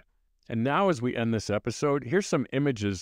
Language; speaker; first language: English; native; English